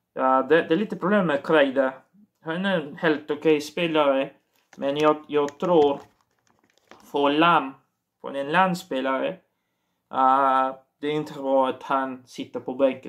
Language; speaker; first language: Swedish; non-native, learner; Portuguese